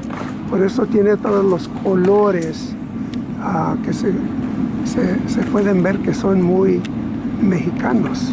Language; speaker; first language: Spanish; early bilingual, other home language; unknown